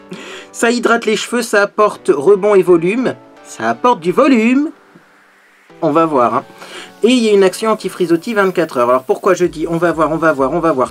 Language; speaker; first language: French; native; French